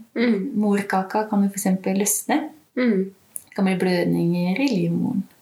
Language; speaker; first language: Norwegian; native; Norwegian